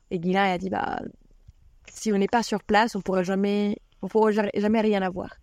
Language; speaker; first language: French; non-native, fluent; Spanish